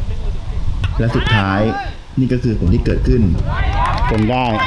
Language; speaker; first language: Thai; native; Thai